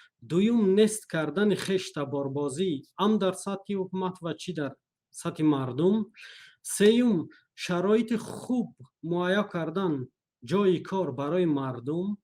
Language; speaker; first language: Persian; non-native, local second language; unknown